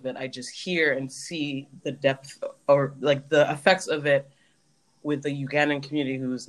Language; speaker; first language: English; native; English